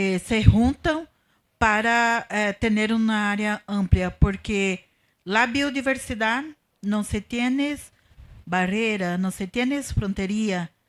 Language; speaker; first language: Spanish; non-native, learner; Portuguese